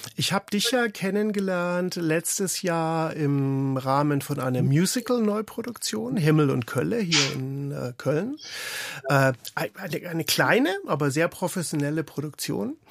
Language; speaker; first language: German; native; German